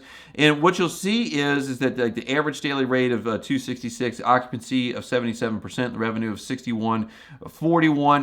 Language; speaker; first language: English; native; English